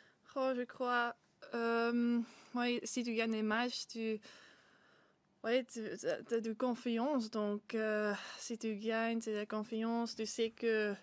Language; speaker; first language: French; non-native, local second language; Dutch